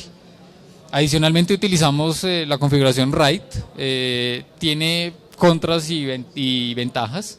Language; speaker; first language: Spanish; native; Spanish